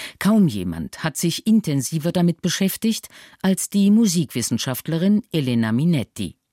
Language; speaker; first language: German; native; German